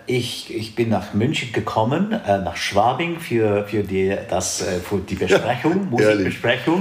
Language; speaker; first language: German; non-native, fluent; English